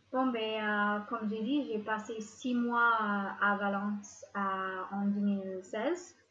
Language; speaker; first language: French; non-native, fluent; English